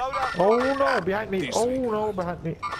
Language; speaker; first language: English; non-native, learner; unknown